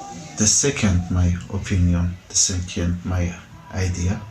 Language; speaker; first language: English; non-native, learner; Persian